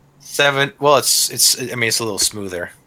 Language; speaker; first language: English; native; English